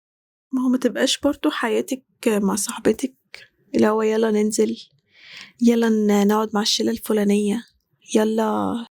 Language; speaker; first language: Arabic; native; Arabic